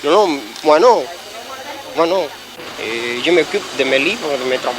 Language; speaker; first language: French; non-native, learner; Spanish